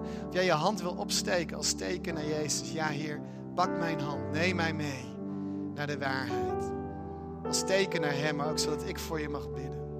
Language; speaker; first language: Dutch; native; Dutch